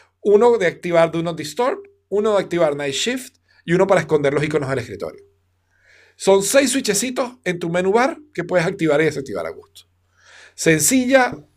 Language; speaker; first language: Spanish; native; Spanish